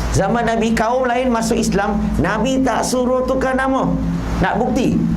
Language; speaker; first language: Malay; non-native, local second language; Chinese